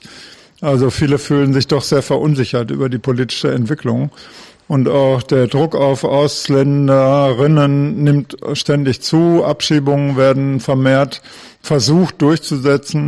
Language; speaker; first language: German; native; German